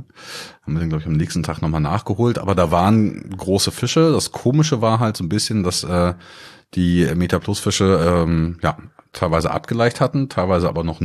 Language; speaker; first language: German; native; German